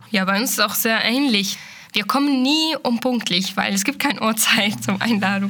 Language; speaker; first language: German; non-native, fluent; Arabic